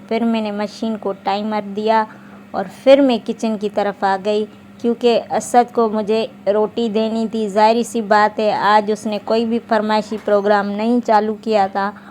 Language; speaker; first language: Urdu; non-native, local second language; Sindhi